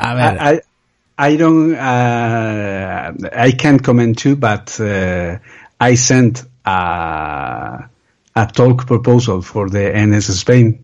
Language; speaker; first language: English; non-native, learner; Spanish